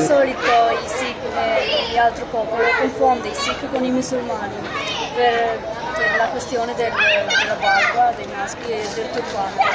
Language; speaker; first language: Italian; non-native, fluent; Punjabi